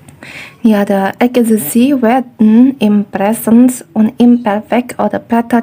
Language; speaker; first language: German; non-native, fluent; Indonesian